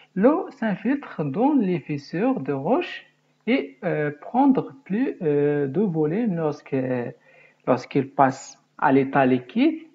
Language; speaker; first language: French; non-native, local second language; Arabic